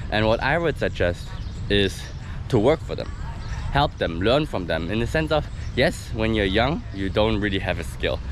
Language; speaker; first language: English; non-native, fluent; German